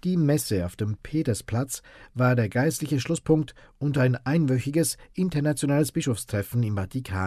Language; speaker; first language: German; native; German